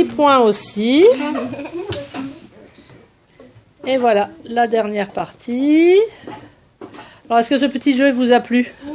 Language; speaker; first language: French; native; French